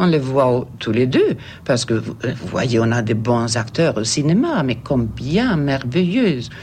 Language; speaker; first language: French; non-native, fluent; Swedish